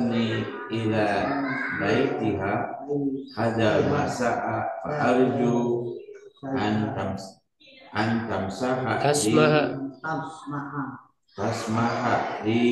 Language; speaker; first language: Arabic; non-native, learner; Indonesian